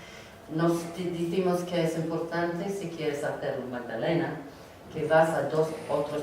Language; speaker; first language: Spanish; non-native, learner; English